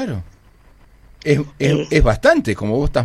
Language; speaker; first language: Spanish; native; Spanish